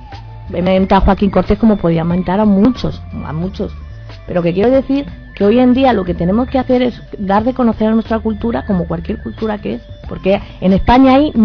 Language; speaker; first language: Spanish; native; Spanish